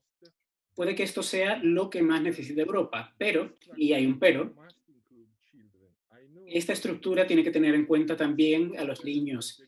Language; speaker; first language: Spanish; non-native, fluent; Turkish